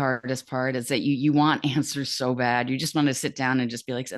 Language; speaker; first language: English; native; English